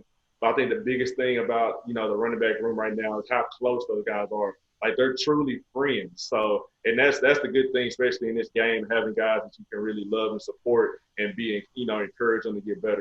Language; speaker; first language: English; native; English